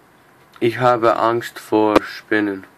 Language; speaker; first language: German; non-native, learner; English